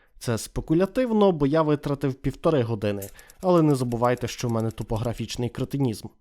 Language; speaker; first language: Ukrainian; native; Ukrainian